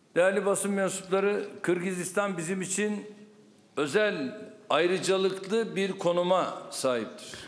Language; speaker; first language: Turkish; native; Turkish